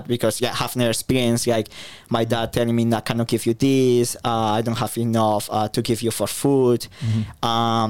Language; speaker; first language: English; non-native, fluent; Spanish